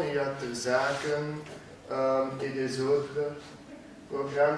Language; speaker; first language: French; non-native, learner; Dutch